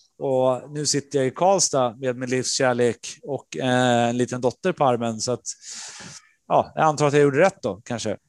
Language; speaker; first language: Swedish; early bilingual, other home language; Spanish